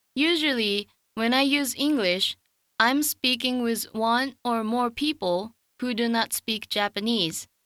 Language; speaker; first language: English; non-native, fluent; Japanese